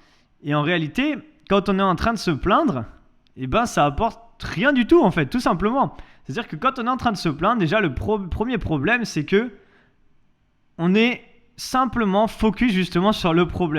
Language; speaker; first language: French; native; French